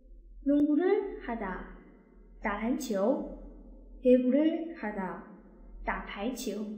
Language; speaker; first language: Korean; non-native, fluent; Chinese